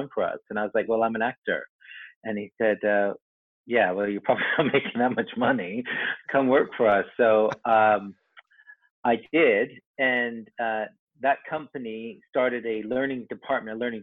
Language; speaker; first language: English; native; English